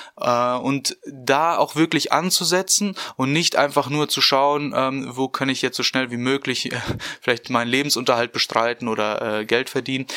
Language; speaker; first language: German; native; German